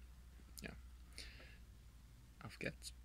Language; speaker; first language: German; non-native, learner; English